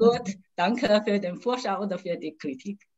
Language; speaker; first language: German; non-native, fluent; Chinese